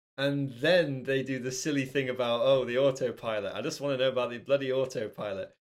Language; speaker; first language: English; native; English